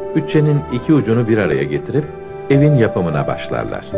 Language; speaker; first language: Turkish; native; Turkish